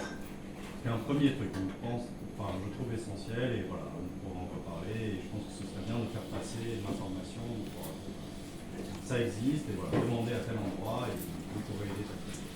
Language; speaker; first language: French; native; French